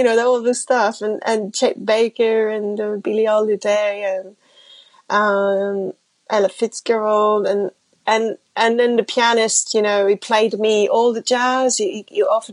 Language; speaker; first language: English; non-native, fluent; French